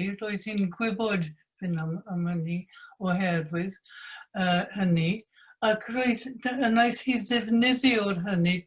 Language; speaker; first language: Welsh; non-native, fluent; English